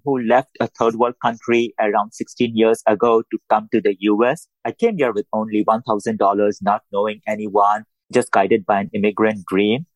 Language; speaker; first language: English; non-native, local second language; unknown